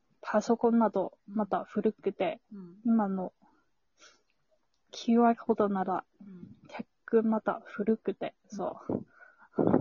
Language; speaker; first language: Japanese; non-native, learner; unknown